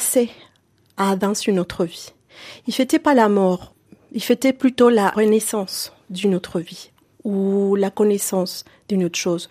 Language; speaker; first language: French; non-native, fluent; Spanish